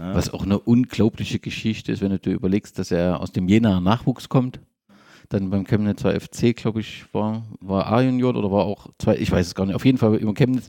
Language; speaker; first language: German; native; German